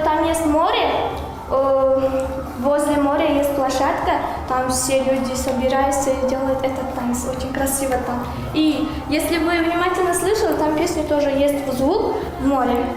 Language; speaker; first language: Russian; non-native, learner; Turkmen